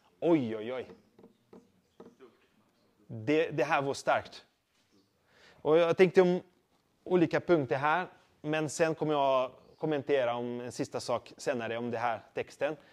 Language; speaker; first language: Swedish; non-native, fluent; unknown